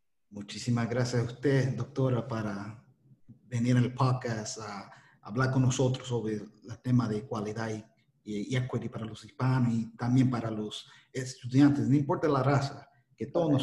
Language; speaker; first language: Spanish; early bilingual, heritage; Spanish